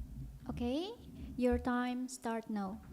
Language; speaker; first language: English; non-native, learner; Indonesian